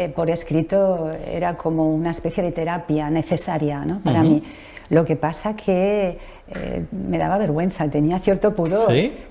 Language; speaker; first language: Spanish; native; Spanish